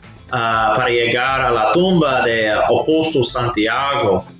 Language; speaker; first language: Spanish; non-native, fluent; English